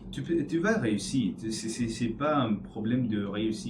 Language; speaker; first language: French; non-native, learner; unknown